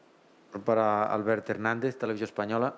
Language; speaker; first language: Spanish; non-native, fluent; Dutch